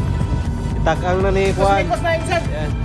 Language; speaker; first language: Filipino; native; Filipino